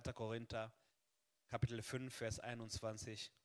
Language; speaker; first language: German; non-native, fluent; Swahili